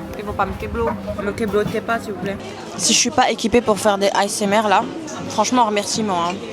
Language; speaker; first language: French; early bilingual, other home language; Arabic